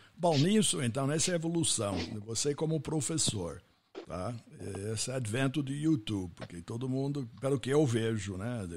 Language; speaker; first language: Portuguese; non-native, fluent; English